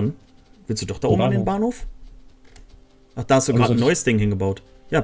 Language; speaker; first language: German; native; German